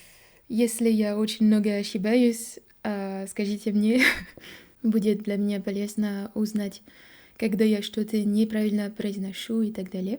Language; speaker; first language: Russian; non-native, learner; French